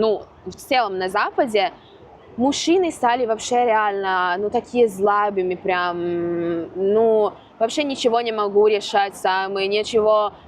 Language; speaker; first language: Russian; non-native, fluent; Italian